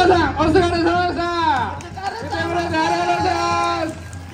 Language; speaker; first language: Japanese; non-native, learner; Balinese